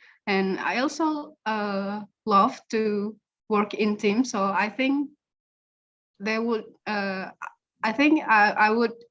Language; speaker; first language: English; non-native, learner; Indonesian